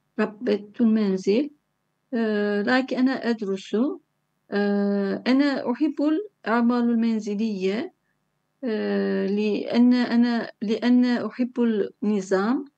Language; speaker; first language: Arabic; non-native, learner; Turkish